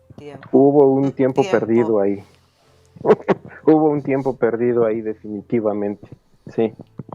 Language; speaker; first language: Spanish; native; Spanish